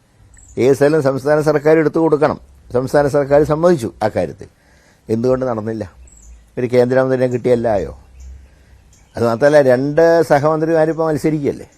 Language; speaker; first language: Malayalam; native; Malayalam